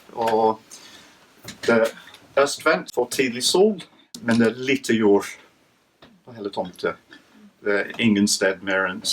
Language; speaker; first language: Norwegian; non-native, fluent; English